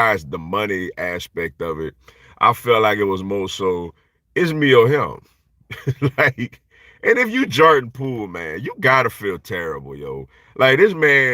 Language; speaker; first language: English; native; English